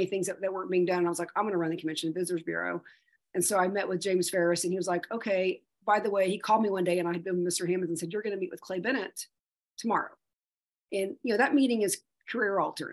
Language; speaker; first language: English; native; English